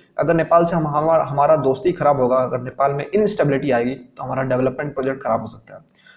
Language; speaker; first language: Hindi; native; Hindi